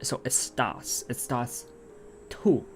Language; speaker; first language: Spanish; non-native, learner; English